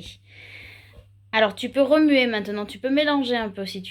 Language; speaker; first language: French; native; French